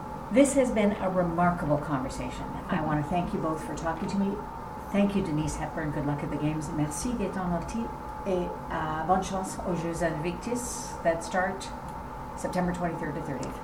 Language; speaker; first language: English; native; English